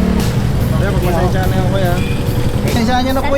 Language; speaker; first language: Filipino; native; Filipino